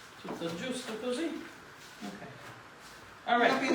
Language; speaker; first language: Italian; early bilingual, heritage; Italian